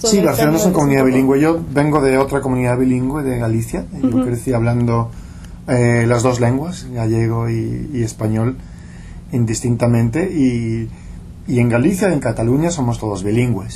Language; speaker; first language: Spanish; non-native, local second language; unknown